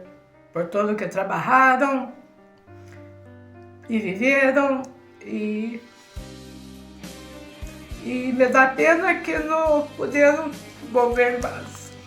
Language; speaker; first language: Spanish; early bilingual, heritage; Spanish